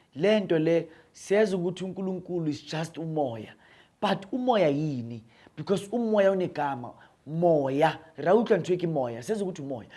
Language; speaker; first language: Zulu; non-native, local second language; Northern Sotho